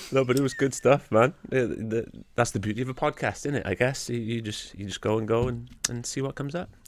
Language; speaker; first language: English; native; English